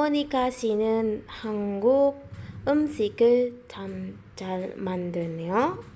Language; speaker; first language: Korean; non-native, learner; Indonesian